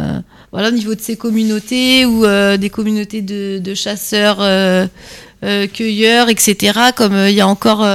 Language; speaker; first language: French; native; French